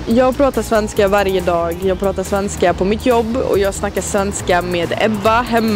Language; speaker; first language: Swedish; early bilingual, other home language; Latvian